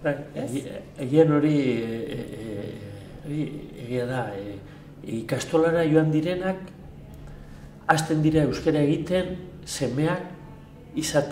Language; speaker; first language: Basque; non-native, local second language; Spanish